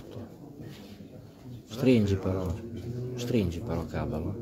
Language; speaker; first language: Italian; native; Italian